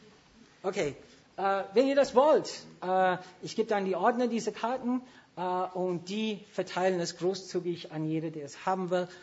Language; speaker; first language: German; non-native, fluent; English